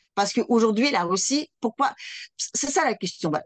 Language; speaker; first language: French; non-native, fluent; Russian